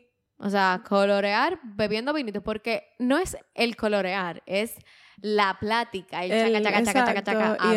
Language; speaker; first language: Spanish; native; Spanish